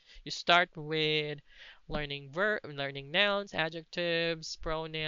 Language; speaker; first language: English; non-native, local second language; Cebuano